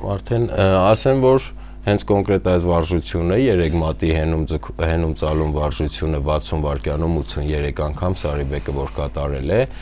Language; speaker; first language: Armenian; native; Armenian